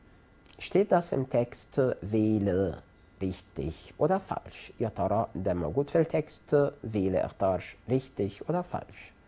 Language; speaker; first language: German; non-native, fluent; Arabic